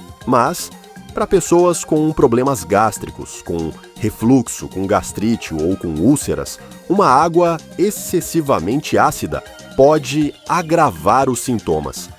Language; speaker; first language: Portuguese; native; Portuguese